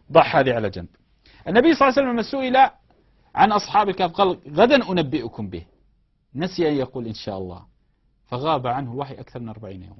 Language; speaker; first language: Arabic; native; Arabic